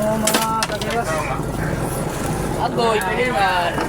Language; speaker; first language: Filipino; native; Filipino